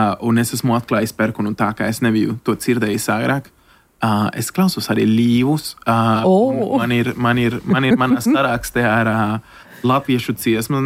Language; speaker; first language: Latvian; non-native, fluent; Spanish